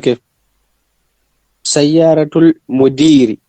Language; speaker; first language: Arabic; non-native, learner; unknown